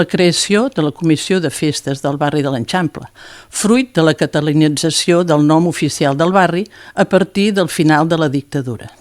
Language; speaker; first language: Catalan; native; Catalan